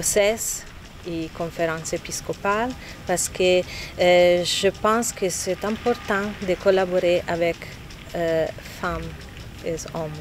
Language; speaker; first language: French; non-native, fluent; Italian